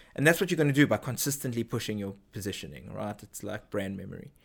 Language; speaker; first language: English; native; English